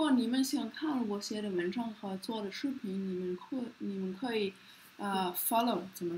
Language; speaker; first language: Chinese; non-native, learner; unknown